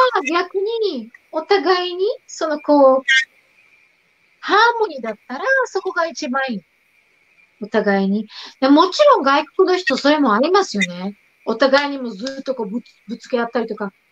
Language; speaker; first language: Japanese; non-native, fluent; Slovak